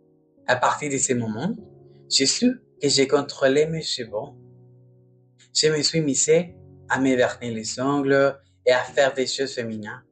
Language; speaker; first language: French; non-native, learner; Spanish